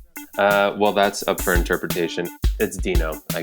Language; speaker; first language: English; native; English